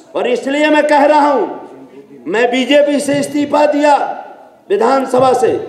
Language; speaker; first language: Hindi; native; Hindi